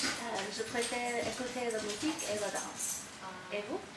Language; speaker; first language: French; non-native, learner; English